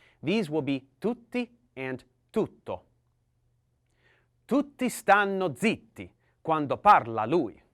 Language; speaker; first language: Italian; non-native, learner; English